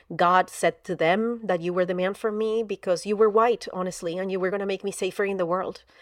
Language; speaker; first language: English; non-native, fluent; Spanish